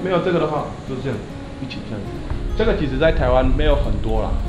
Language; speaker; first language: Chinese; non-native, fluent; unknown